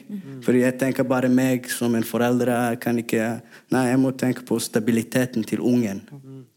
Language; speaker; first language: Norwegian; non-native, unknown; Somali